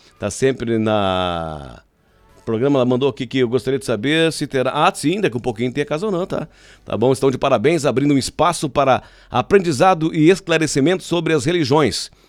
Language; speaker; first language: Portuguese; native; Portuguese